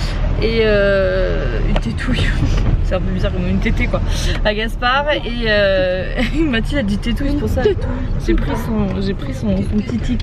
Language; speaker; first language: French; native; French